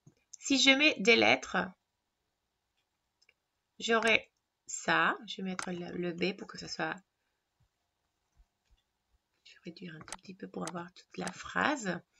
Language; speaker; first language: French; non-native, fluent; Spanish